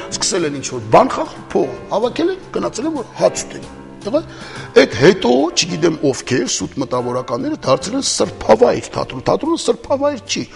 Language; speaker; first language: Armenian; early bilingual, heritage; Armenian